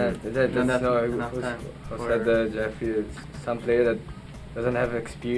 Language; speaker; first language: English; non-native, learner; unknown